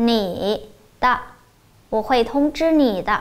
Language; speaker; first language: Chinese; non-native, fluent; Vietnamese